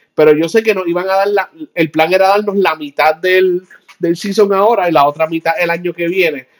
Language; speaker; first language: Spanish; early bilingual, heritage; Spanish